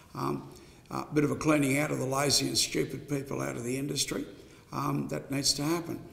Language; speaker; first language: English; native; English